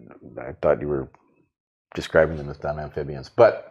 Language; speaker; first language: English; native; English